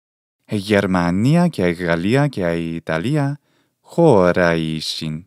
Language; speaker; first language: Greek; non-native, fluent; English